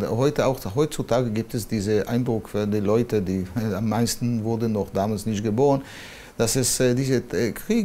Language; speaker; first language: German; non-native, fluent; Hebrew